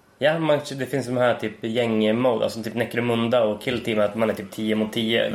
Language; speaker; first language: Swedish; native; Swedish